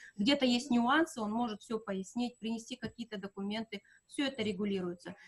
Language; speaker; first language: Russian; non-native, local second language; Kazakh